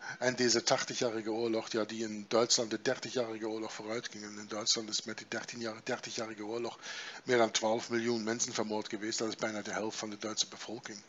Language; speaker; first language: Dutch; non-native, fluent; German